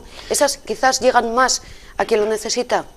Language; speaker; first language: Spanish; native; Spanish